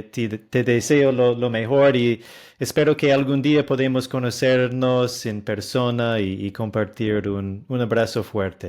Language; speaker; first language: Spanish; non-native, fluent; English